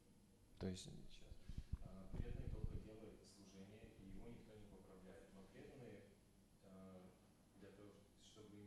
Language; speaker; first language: Russian; native; Russian